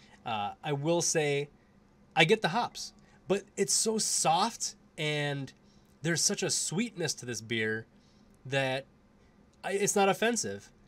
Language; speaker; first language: English; native; English